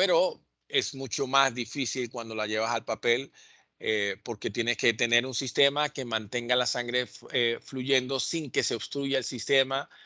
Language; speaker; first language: Spanish; native; Spanish